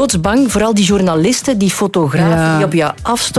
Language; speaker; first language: Dutch; native; Dutch